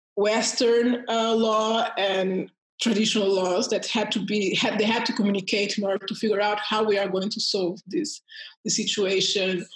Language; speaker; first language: English; early bilingual, heritage; Portuguese